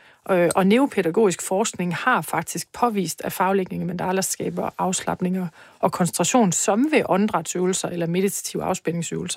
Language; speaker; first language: Danish; native; Danish